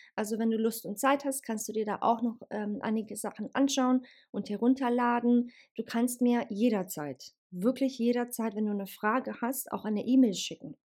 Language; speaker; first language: German; early bilingual, other home language; Bosnian